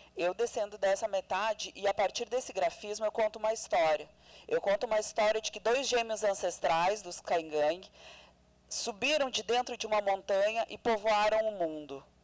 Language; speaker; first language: Portuguese; non-native, local second language; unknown